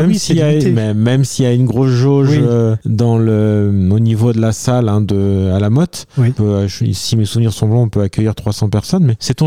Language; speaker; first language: French; native; French